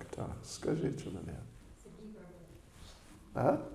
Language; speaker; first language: Russian; non-native, learner; English